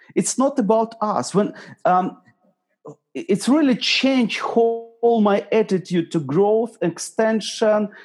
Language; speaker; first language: English; non-native, fluent; Ukrainian